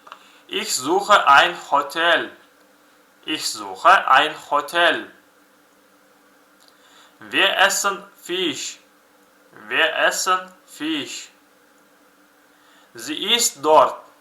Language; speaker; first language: German; non-native, fluent; Uzbek